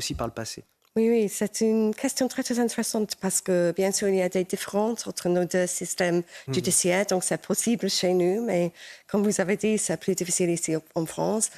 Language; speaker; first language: French; non-native, fluent; English